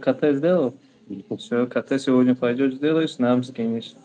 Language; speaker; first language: Russian; non-native, learner; Tajik